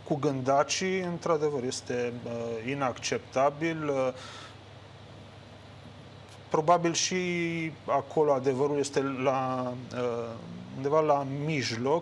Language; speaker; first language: Romanian; native; Romanian